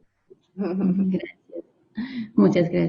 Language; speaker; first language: Spanish; non-native, fluent; Polish